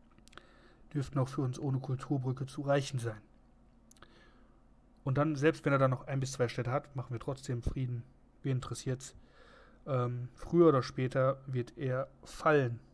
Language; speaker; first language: German; native; German